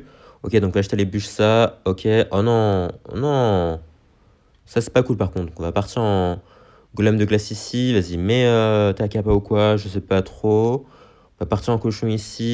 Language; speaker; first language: French; native; French